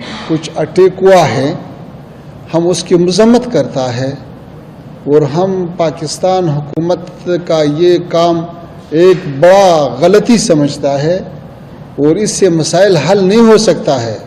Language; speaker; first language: Hindi; non-native, fluent; Pashto